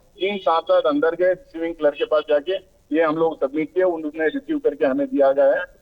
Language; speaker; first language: Hindi; non-native, local second language; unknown